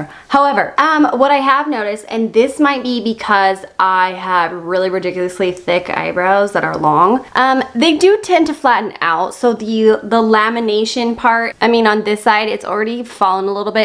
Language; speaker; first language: English; native; English